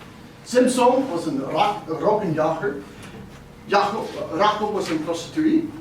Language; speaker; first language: Dutch; non-native, fluent; English